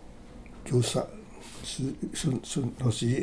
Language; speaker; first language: French; non-native, fluent; Portuguese